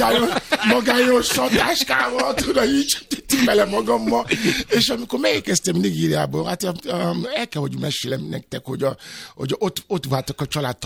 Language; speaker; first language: Hungarian; non-native, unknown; Yoruba